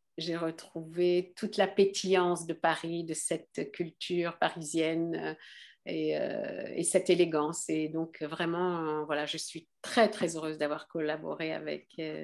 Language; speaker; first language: French; early bilingual, other home language; Arabic